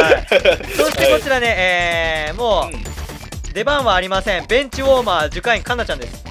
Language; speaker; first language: Japanese; native; Japanese